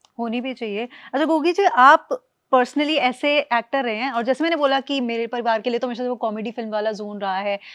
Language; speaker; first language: Hindi; native; Hindi